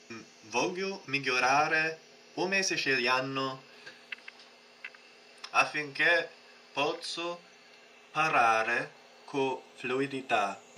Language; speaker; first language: Italian; non-native, learner; English